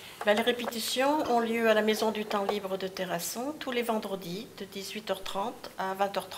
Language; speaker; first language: French; native; French